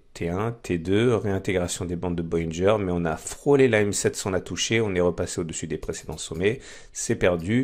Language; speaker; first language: French; native; French